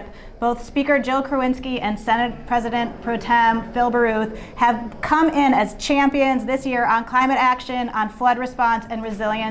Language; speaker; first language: English; native; English